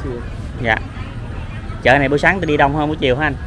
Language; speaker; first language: Vietnamese; native; Vietnamese